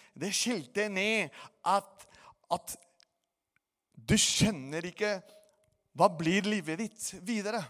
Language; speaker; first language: Norwegian; non-native, fluent; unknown